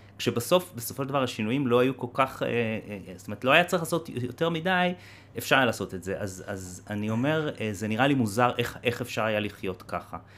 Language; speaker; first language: Hebrew; native; Hebrew